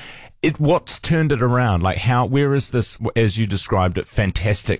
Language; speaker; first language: English; native; English